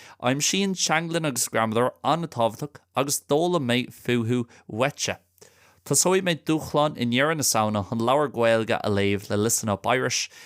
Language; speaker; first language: Irish; non-native, local second language; English